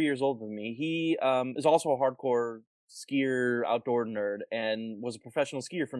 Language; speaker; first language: English; native; English